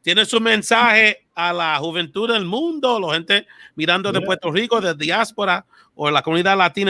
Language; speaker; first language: Spanish; early bilingual, heritage; Spanish